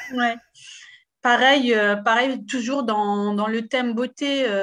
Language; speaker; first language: French; native; French